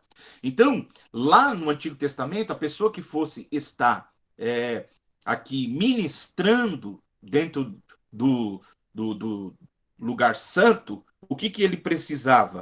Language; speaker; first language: Portuguese; native; Portuguese